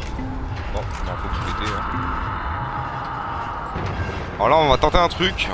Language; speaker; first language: French; native; French